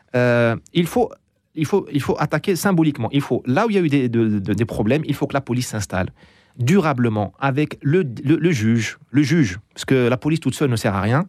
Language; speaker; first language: French; non-native, local second language; Arabic